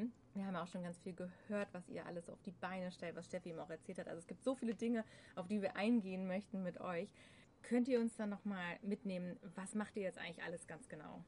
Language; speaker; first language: German; native; German